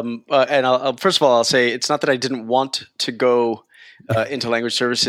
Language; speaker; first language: English; early bilingual, other home language; Spanish